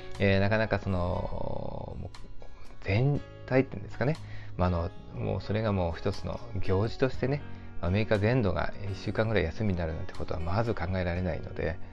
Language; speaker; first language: Japanese; native; Japanese